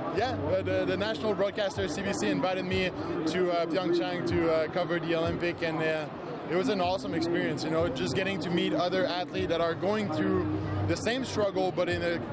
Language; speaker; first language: English; non-native, fluent; French